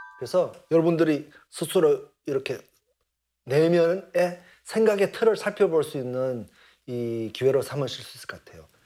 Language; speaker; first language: Korean; native; Korean